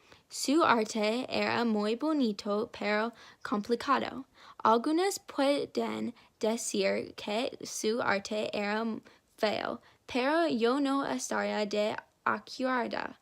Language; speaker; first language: Spanish; non-native, learner; English